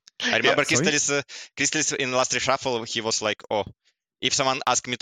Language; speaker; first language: English; non-native, learner; Russian